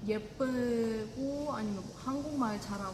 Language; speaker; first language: Korean; non-native, fluent; Ukrainian